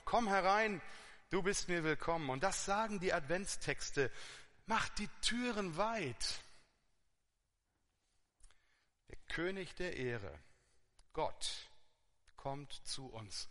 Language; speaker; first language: German; native; German